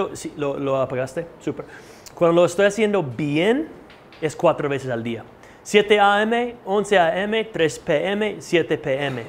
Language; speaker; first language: Spanish; non-native, fluent; English